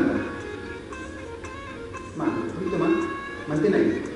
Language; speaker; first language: Spanish; native; Spanish